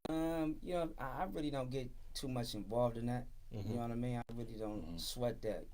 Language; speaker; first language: English; native; English